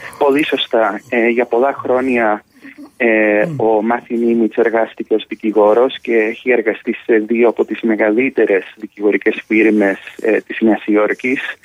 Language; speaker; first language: Greek; early bilingual, heritage; Greek